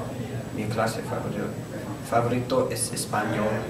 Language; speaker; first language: Spanish; non-native, learner; English